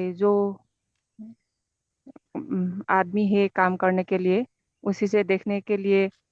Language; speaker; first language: Hindi; non-native, local second language; Assamese